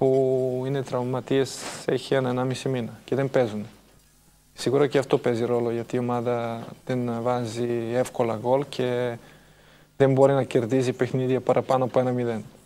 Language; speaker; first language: Greek; non-native, fluent; Serbian